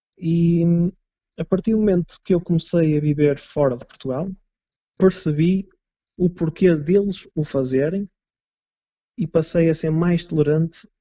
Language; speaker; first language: Portuguese; native; Portuguese